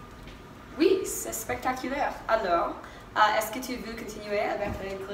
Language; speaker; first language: French; non-native, learner; English